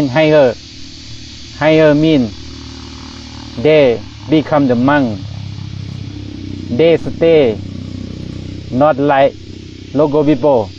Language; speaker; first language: English; non-native, learner; Thai